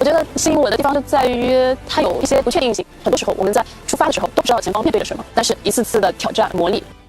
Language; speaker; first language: Chinese; native; Chinese